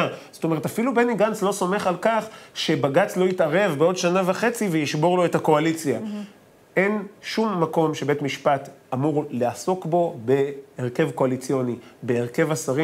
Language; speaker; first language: Hebrew; native; Hebrew